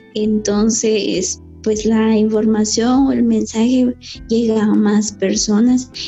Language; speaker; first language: Spanish; native; Spanish